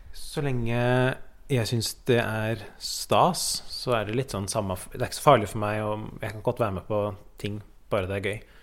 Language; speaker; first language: Norwegian; early bilingual, other home language; Persian